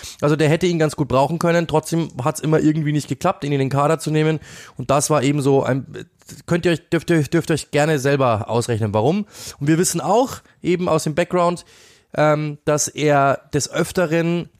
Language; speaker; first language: German; native; German